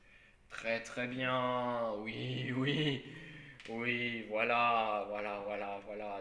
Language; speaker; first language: French; native; French